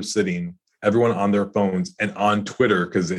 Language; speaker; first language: English; native; English